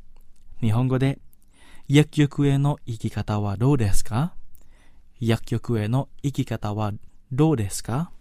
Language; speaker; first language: Japanese; non-native, fluent; Indonesian